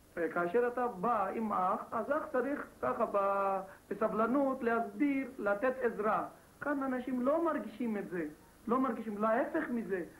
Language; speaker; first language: Hebrew; non-native, fluent; Georgian